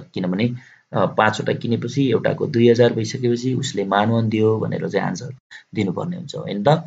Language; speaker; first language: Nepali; native; Nepali